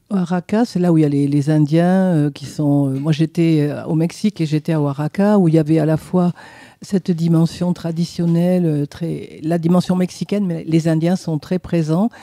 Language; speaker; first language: French; native; French